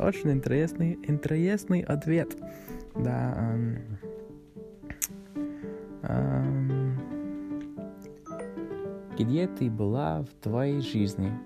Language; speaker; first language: Russian; non-native, learner; English